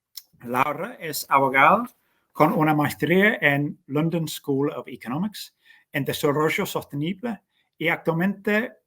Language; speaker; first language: Spanish; non-native, fluent; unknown